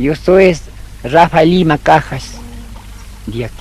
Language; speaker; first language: Spanish; non-native, local second language; Quechua